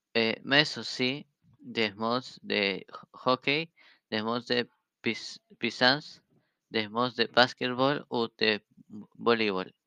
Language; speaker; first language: French; non-native, learner; Spanish